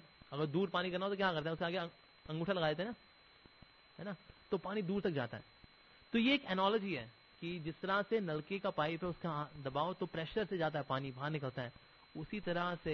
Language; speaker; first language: Hindi; native; Hindi